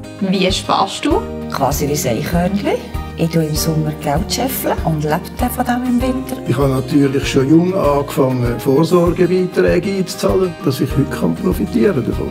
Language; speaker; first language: German; native; German